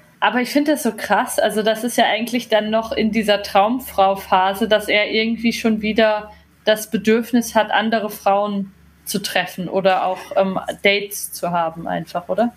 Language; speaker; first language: German; native; German